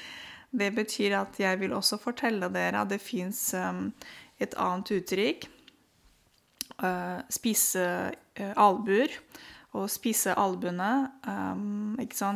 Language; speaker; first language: Norwegian; non-native, fluent; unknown